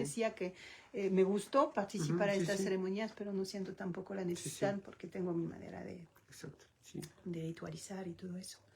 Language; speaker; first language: Spanish; non-native, learner; French